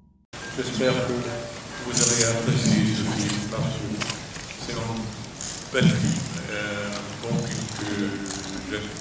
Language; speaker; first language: French; non-native, fluent; Swedish